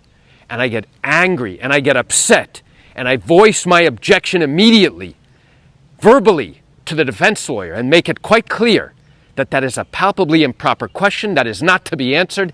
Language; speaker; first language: English; native; English